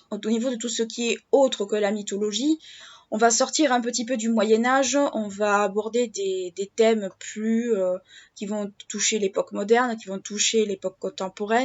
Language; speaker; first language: French; native; French